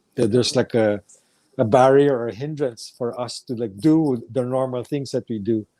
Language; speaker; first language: English; non-native, local second language; Filipino